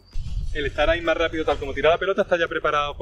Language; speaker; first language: Spanish; native; Spanish